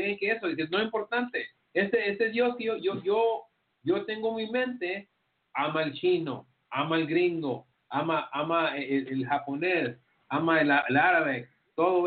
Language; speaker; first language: Spanish; early bilingual, heritage; Spanish